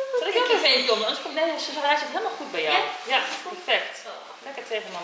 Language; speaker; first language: Dutch; native; Dutch